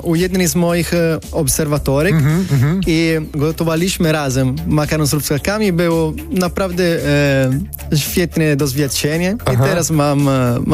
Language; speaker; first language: Polish; non-native, learner; Italian